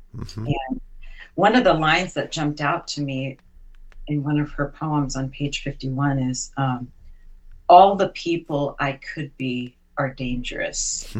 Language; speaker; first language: English; native; English